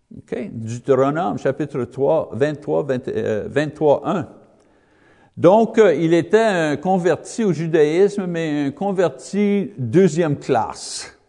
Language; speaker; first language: French; non-native, learner; English